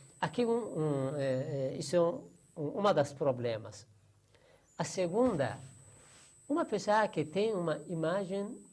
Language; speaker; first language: Portuguese; non-native, learner; Persian